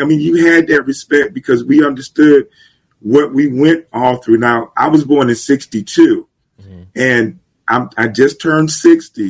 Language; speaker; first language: English; native; English